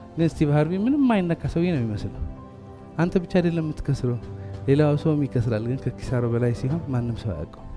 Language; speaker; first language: Amharic; early bilingual, heritage; Amharic